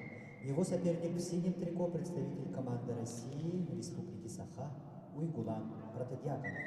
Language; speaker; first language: Russian; native; Russian